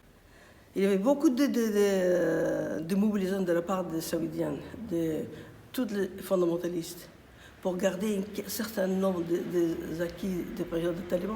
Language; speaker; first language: French; non-native, fluent; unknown